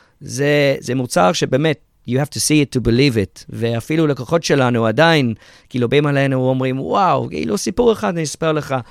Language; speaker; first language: Hebrew; early bilingual, heritage; Hebrew